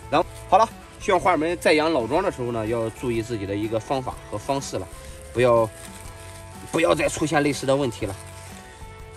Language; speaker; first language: Chinese; native; Chinese